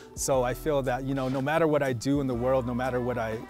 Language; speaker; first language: English; native; English